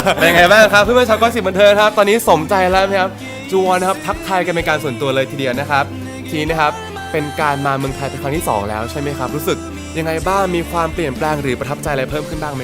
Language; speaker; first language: Thai; native; Thai